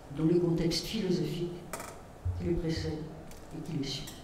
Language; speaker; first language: French; native; French